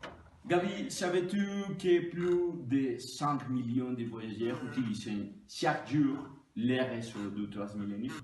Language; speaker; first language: French; non-native, learner; Spanish